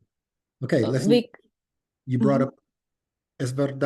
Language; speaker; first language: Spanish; non-native, learner; English